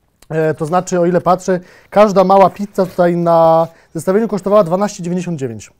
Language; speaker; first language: Polish; native; Polish